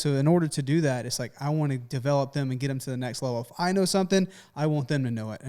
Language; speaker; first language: English; native; English